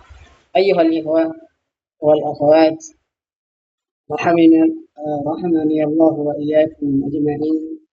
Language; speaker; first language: Arabic; non-native, fluent; Indonesian